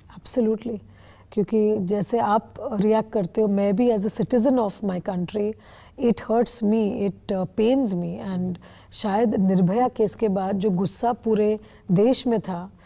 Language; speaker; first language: Hindi; non-native, local second language; Bangla